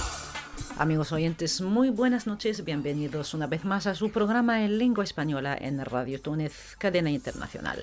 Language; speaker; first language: Spanish; non-native, fluent; Arabic